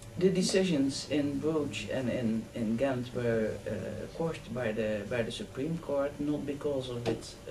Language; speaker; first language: English; non-native, fluent; Dutch